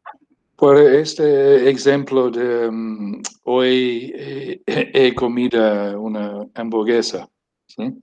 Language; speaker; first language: Spanish; non-native, learner; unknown